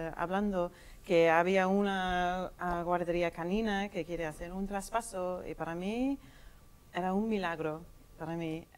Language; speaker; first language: Spanish; non-native, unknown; English